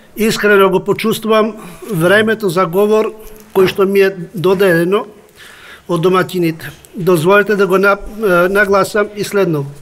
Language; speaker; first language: Macedonian; non-native, local second language; Albanian